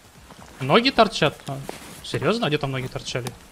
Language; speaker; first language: Russian; native; Russian